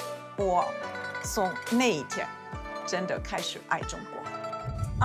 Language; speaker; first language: Chinese; non-native, fluent; French